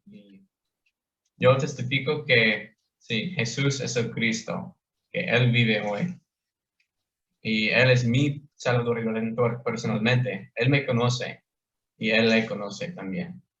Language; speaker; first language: Spanish; non-native, fluent; English